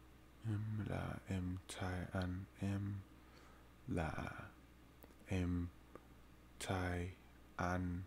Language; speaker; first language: Vietnamese; non-native, learner; English